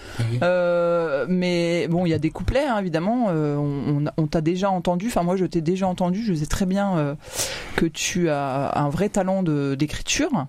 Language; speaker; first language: French; native; French